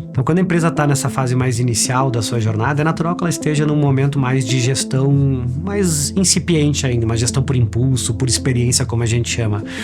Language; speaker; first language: Portuguese; native; Portuguese